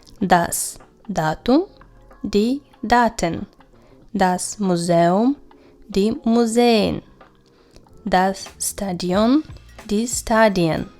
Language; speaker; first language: German; non-native, fluent; Ukrainian